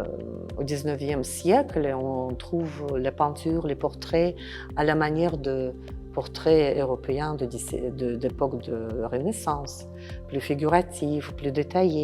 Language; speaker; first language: French; non-native, fluent; Russian